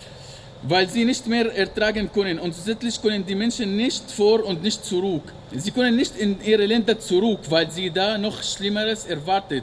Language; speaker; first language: German; non-native, learner; Arabic